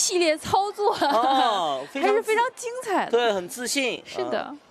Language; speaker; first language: Chinese; native; Chinese